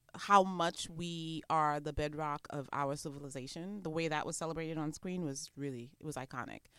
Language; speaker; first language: English; non-native, local second language; Xhosa